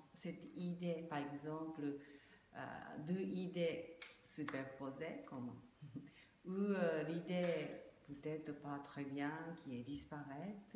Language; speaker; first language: French; non-native, learner; Japanese